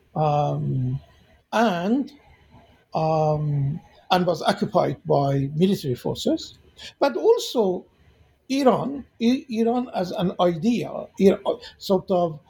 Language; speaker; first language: English; non-native, fluent; Persian